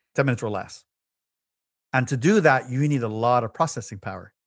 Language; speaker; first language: English; native; English